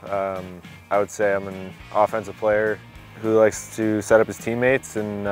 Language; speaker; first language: English; native; English